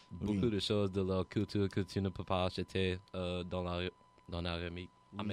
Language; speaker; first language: French; non-native, local second language; English